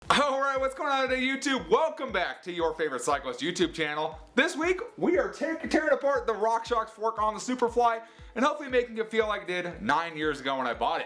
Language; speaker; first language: English; native; English